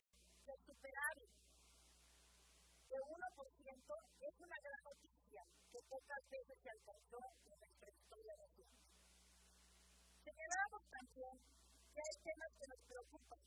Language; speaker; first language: Spanish; native; Spanish